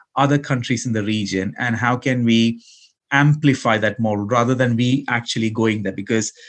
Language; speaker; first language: English; non-native, local second language; Malayalam